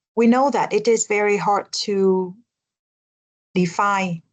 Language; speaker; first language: English; non-native, fluent; Vietnamese